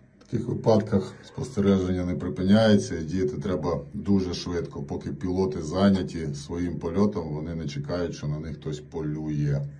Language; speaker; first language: Ukrainian; native; Ukrainian